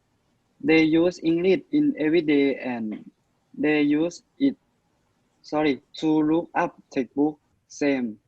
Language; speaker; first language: English; non-native, learner; Thai